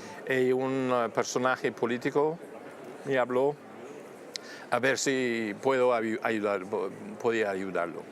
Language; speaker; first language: Spanish; non-native, fluent; English